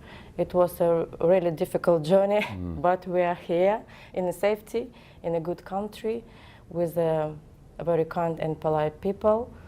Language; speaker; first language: English; non-native, learner; Ukrainian